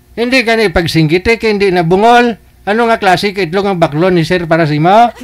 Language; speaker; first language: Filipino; non-native, local second language; Hiligaynon